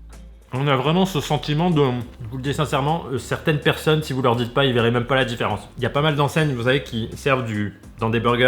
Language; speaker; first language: French; native; French